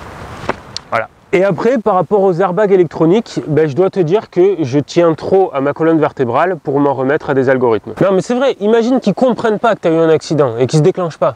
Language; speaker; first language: French; native; French